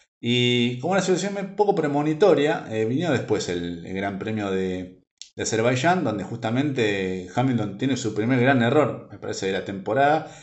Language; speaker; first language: Spanish; native; Spanish